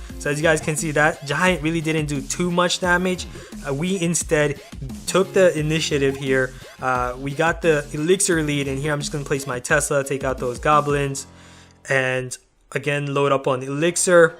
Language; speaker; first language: English; native; English